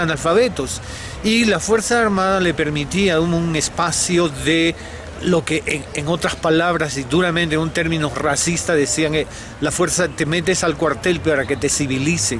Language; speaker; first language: Spanish; native; Spanish